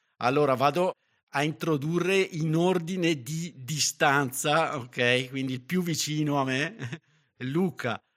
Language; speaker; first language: Italian; native; Italian